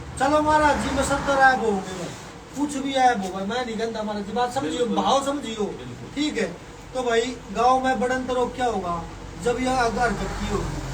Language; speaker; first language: Hindi; native; Hindi